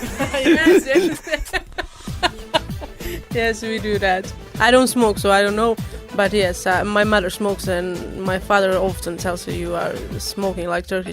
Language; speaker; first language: English; non-native, fluent; Croatian